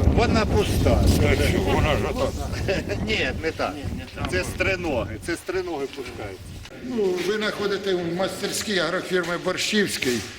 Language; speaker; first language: Ukrainian; native; Ukrainian